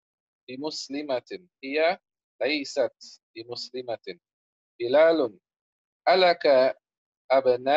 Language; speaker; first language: Arabic; non-native, fluent; English